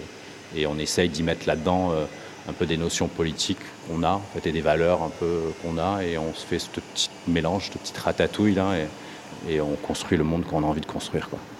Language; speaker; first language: French; native; French